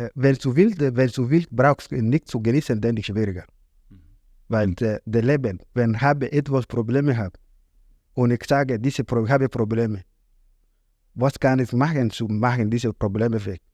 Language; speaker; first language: German; non-native, learner; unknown